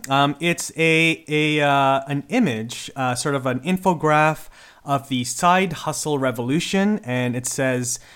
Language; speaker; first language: English; early bilingual, other home language; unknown